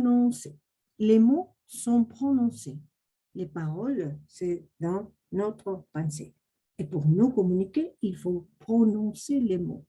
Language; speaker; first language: French; non-native, fluent; Spanish